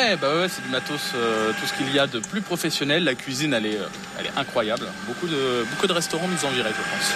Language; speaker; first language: French; native; French